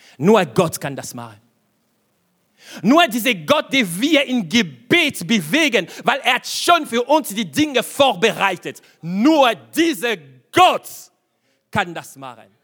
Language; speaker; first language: German; non-native, fluent; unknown